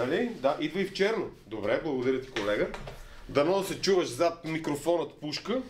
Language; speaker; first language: Bulgarian; native; Bulgarian